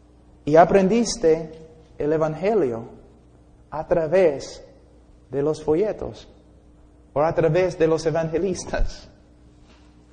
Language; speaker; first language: Spanish; non-native, fluent; English